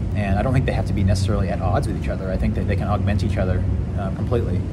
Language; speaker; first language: English; native; English